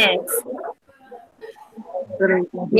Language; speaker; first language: English; non-native, learner; Spanish